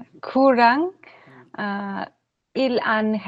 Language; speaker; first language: Korean; non-native, learner; Bangla